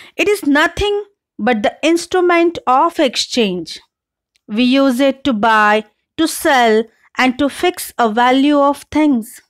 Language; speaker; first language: English; non-native, local second language; Marathi